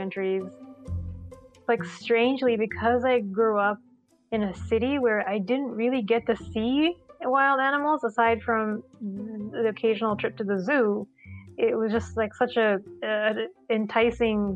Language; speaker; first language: English; non-native, local second language; Sinhala